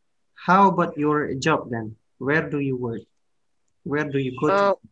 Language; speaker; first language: English; non-native, fluent; Indonesian